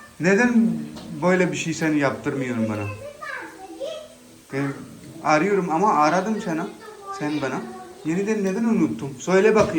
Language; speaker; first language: Turkish; non-native, learner; Urdu